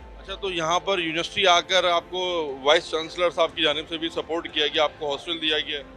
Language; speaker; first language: Urdu; native; Urdu